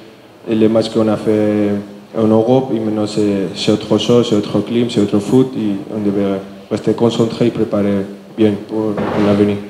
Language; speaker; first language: French; non-native, learner; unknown